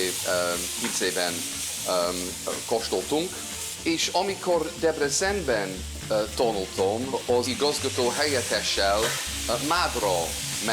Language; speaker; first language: Hungarian; non-native, fluent; English